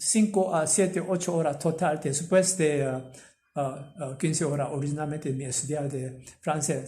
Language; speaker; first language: Spanish; non-native, learner; Korean